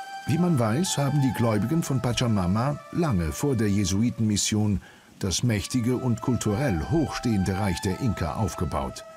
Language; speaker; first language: German; native; German